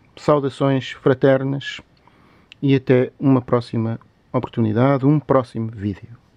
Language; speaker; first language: Portuguese; native; Portuguese